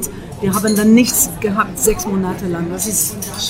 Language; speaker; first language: German; non-native, fluent; French